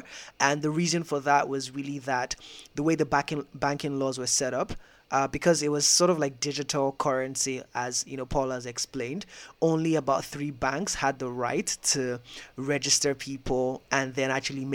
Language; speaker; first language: English; non-native, local second language; Yoruba